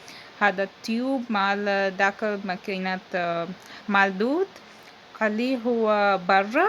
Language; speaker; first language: Arabic; non-native, learner; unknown